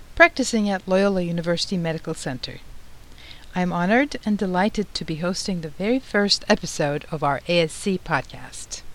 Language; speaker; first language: English; non-native, fluent; Turkish